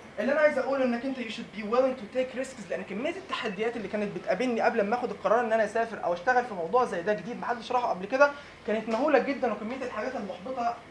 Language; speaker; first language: Arabic; native; Arabic